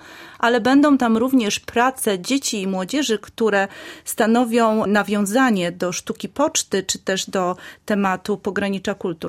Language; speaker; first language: Polish; native; Polish